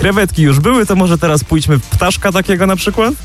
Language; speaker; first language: Polish; native; Polish